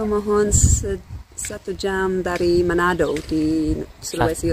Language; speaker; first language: Indonesian; non-native, fluent; English